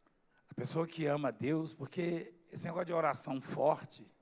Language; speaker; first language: Portuguese; native; Portuguese